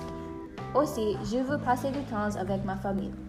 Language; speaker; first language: French; non-native, learner; English